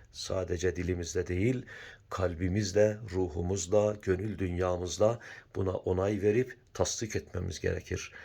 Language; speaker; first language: Turkish; native; Turkish